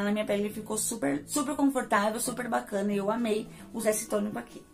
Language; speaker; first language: Portuguese; native; Portuguese